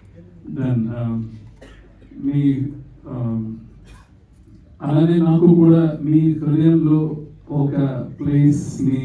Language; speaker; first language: Telugu; non-native, learner; Malayalam